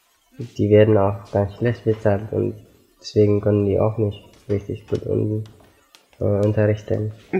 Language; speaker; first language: German; non-native, fluent; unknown